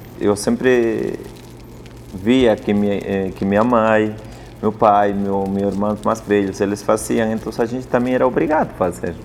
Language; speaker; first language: Portuguese; non-native, fluent; Spanish